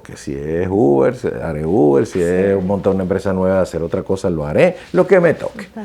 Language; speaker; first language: Spanish; native; Spanish